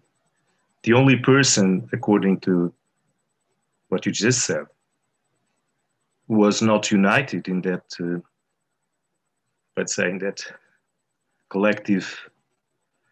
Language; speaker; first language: English; non-native, fluent; Portuguese